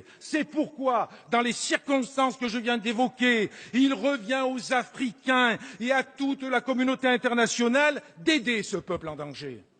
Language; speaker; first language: French; native; French